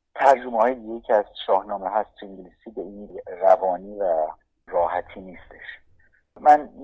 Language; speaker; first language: Persian; native; Persian